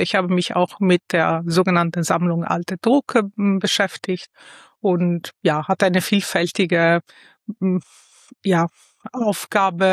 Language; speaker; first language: German; non-native, fluent; Italian